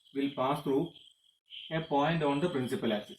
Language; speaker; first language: English; non-native, local second language; Malayalam